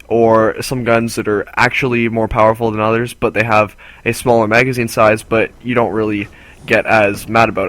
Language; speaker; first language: English; native; English